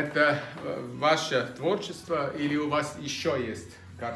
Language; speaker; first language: Russian; non-native, fluent; German